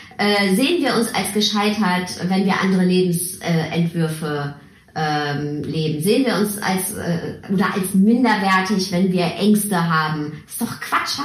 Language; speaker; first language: German; early bilingual, other home language; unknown